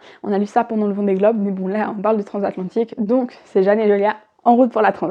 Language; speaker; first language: French; native; French